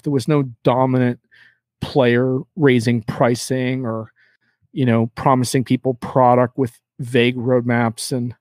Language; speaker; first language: English; native; English